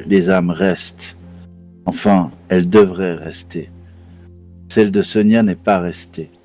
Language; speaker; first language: French; native; French